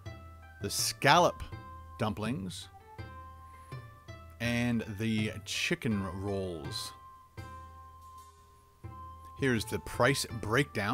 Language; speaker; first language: English; native; English